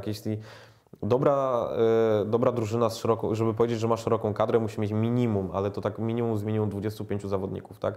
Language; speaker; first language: Polish; native; Polish